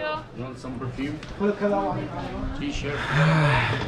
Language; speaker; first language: English; non-native, learner; Arabic